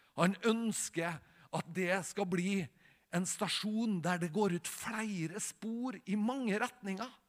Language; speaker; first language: Norwegian; native; Norwegian